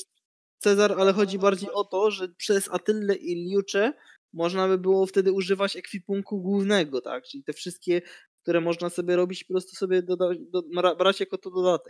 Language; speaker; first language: Polish; native; Polish